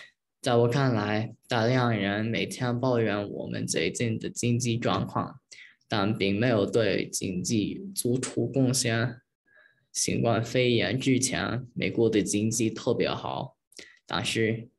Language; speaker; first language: Chinese; early bilingual, heritage; Chinese